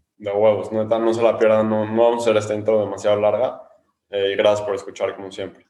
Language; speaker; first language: Spanish; native; Spanish